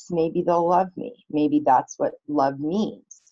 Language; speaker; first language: English; native; English